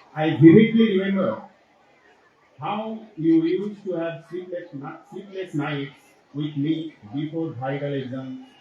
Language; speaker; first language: English; non-native, local second language; Bangla